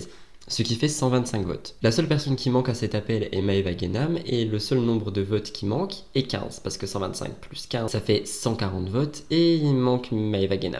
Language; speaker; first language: French; native; French